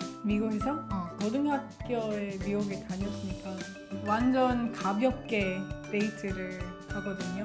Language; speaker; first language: Korean; non-native, fluent; English